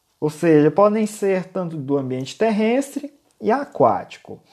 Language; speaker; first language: Portuguese; native; Portuguese